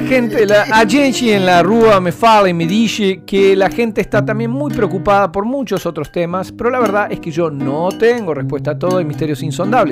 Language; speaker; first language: Spanish; native; Spanish